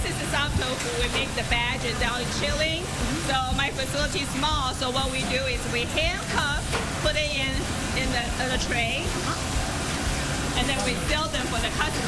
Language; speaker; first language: English; non-native, learner; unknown